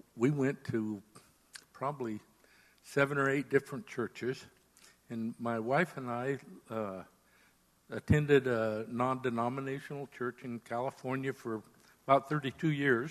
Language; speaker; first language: English; native; English